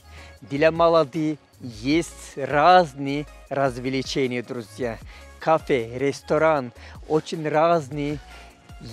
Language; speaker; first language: Russian; non-native, learner; Turkish